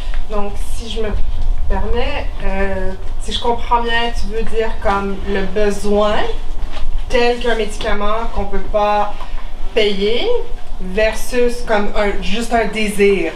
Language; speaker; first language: French; non-native, local second language; English